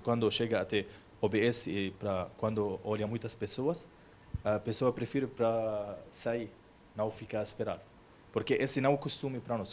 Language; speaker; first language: Portuguese; non-native, learner; Arabic